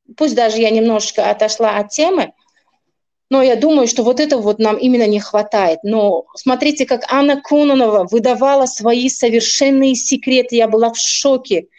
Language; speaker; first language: Russian; non-native, local second language; Tajik